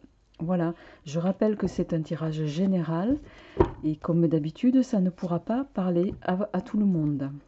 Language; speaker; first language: French; native; French